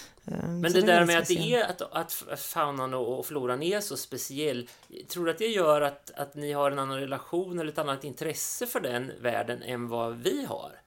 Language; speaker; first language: Swedish; native; Swedish